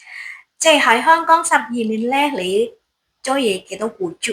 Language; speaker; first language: Cantonese; native; Cantonese